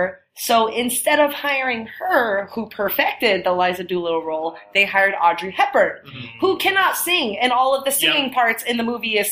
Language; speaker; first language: English; non-native, fluent; Chinese